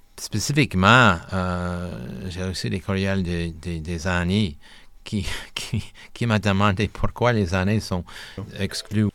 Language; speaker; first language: French; non-native, local second language; English